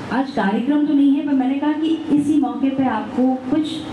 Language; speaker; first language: Hindi; native; Hindi